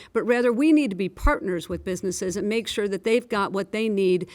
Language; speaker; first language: English; native; English